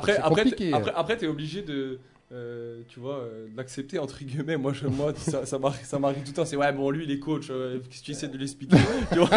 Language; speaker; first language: French; native; French